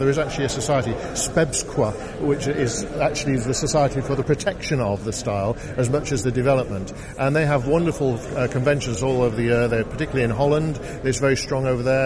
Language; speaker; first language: English; native; English